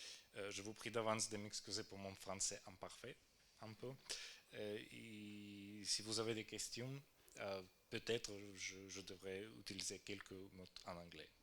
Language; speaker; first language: French; non-native, fluent; Ukrainian